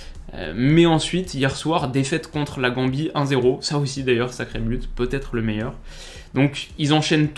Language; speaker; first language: French; native; French